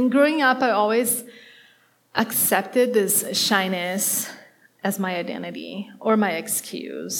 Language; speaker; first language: English; non-native, fluent; Portuguese